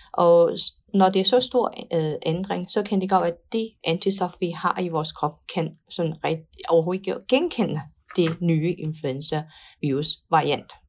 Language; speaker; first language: Danish; non-native, fluent; Chinese